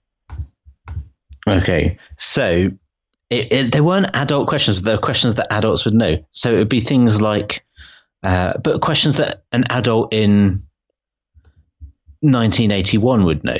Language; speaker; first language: English; native; English